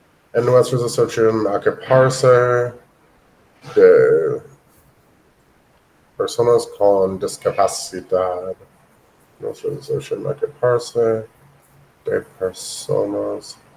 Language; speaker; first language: Spanish; non-native, learner; English